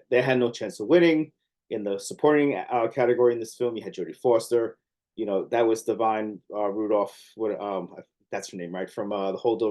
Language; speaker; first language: English; native; English